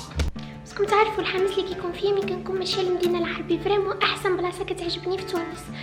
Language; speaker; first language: Arabic; native; Arabic